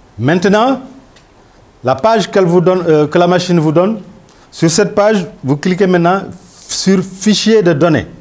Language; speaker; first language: French; non-native, local second language; Wolof